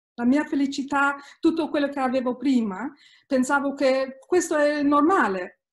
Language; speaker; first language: Italian; early bilingual, heritage; Italian